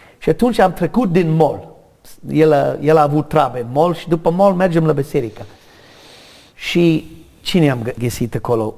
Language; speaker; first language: Romanian; non-native, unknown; English